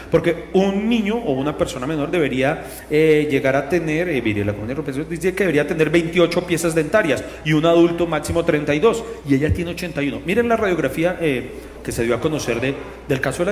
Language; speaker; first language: Spanish; native; Spanish